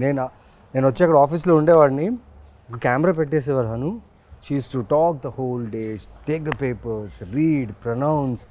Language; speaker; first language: Telugu; native; Telugu